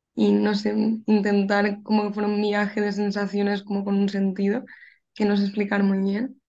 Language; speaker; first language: Spanish; native; Spanish